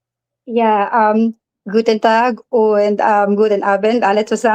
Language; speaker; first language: German; non-native, learner; Filipino